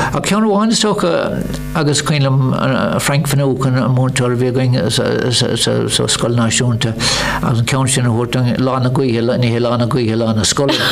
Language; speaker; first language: Irish; non-native, local second language; English